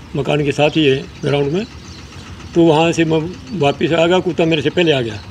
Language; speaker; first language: Hindi; native; Hindi